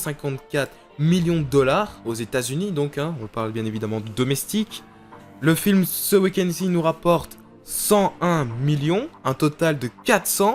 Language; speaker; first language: French; native; French